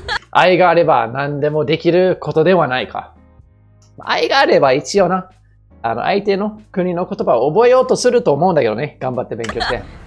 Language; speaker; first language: Japanese; non-native, fluent; English